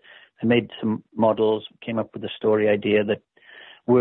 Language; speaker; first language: English; native; English